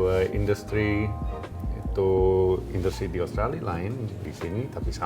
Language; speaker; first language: Indonesian; non-native, learner; English